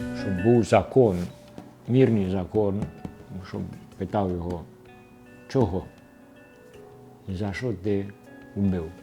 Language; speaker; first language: Ukrainian; early bilingual, heritage; Ukrainian